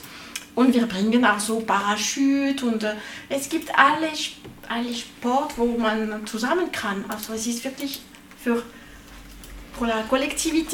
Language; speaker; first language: German; non-native, learner; French